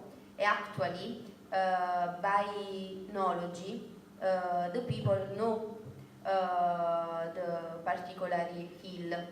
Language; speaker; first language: English; non-native, learner; Italian